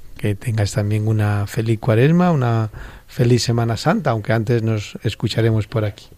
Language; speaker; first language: Spanish; native; Spanish